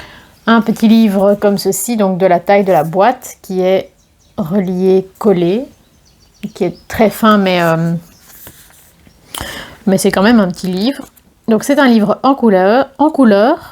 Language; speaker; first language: French; native; French